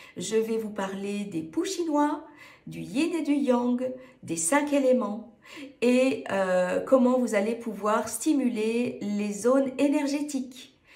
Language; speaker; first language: French; native; French